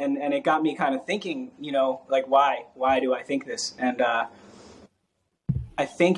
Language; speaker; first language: English; native; English